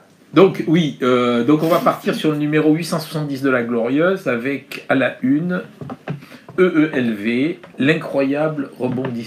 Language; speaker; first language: French; native; French